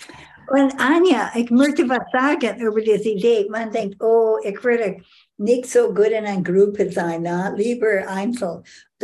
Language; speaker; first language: German; non-native, learner; English